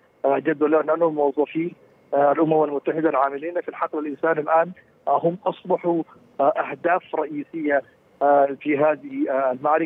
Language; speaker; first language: Arabic; native; Arabic